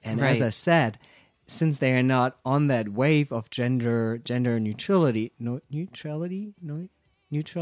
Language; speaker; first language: English; non-native, fluent; German